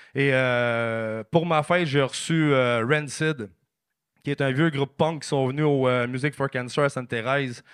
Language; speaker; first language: French; native; French